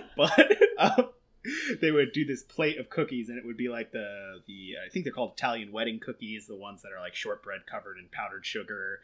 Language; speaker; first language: English; early bilingual, other home language; Hindi